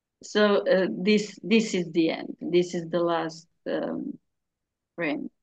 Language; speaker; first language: English; non-native, learner; Serbian